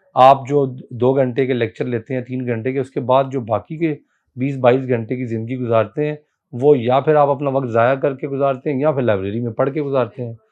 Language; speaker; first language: Urdu; native; Urdu